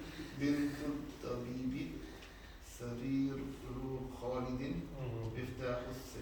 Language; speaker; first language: Arabic; non-native, learner; Urdu